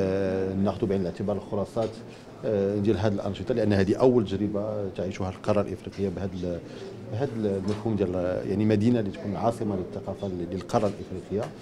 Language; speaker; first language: Arabic; native; Arabic